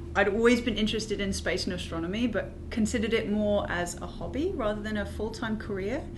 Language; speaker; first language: English; native; English